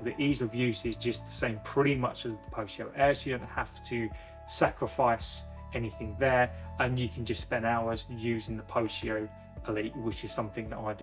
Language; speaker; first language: English; native; English